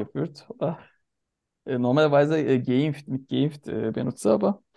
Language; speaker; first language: German; non-native, learner; Turkish